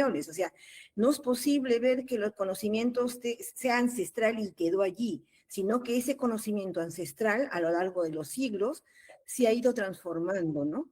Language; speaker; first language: Spanish; native; Spanish